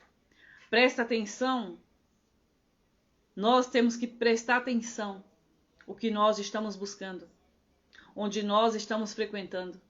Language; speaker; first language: Portuguese; native; Portuguese